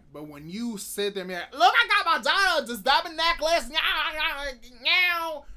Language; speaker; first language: English; native; English